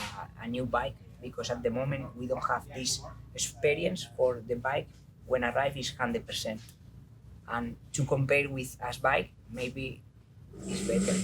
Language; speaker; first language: English; non-native, learner; Spanish